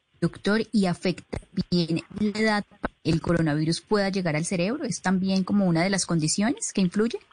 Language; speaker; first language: Spanish; native; Spanish